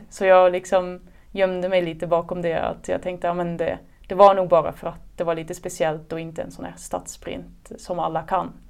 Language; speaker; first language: Swedish; non-native, fluent; Dutch